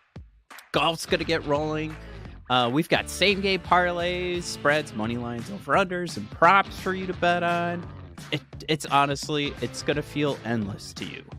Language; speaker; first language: English; native; English